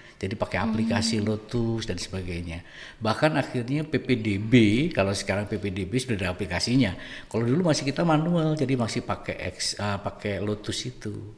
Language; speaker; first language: Indonesian; native; Indonesian